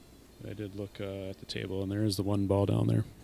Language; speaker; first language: English; native; English